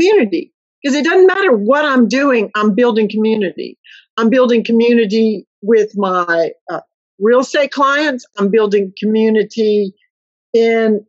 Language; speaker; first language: English; native; English